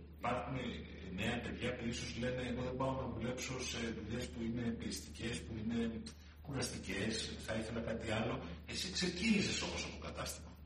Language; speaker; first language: Greek; native; Greek